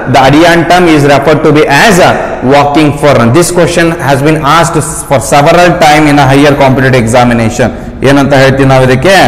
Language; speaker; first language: English; non-native, local second language; Kannada